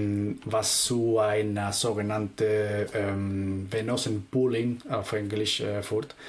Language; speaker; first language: German; non-native, fluent; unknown